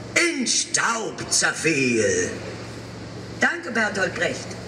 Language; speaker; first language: German; native; German